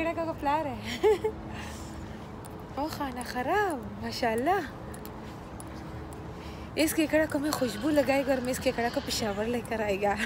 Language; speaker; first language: Hindi; non-native, local second language; Pashto